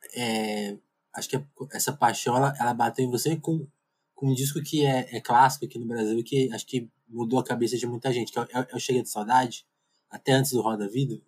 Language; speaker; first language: Portuguese; native; Portuguese